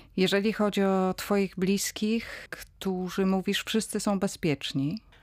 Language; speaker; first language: Polish; native; Polish